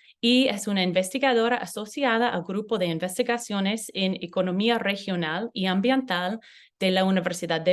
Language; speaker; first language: Spanish; non-native, learner; English